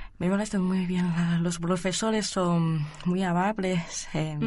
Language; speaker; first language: Spanish; non-native, learner; Chinese